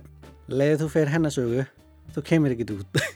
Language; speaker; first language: Icelandic; non-native, learner; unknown